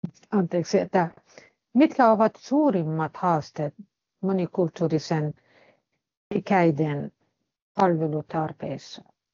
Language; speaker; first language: Finnish; non-native, fluent; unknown